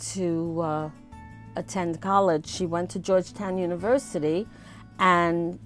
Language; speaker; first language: English; early bilingual, other home language; Italian